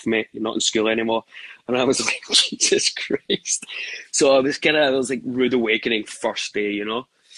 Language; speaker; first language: English; native; English